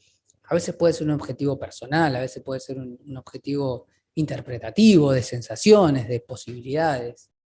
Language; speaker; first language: Spanish; native; Spanish